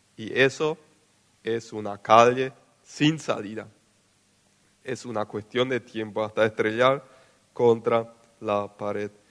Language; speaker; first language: Spanish; non-native, local second language; Plautdietsch